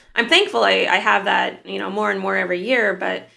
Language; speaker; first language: English; native; English